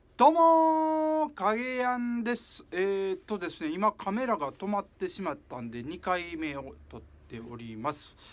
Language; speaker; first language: Japanese; native; Japanese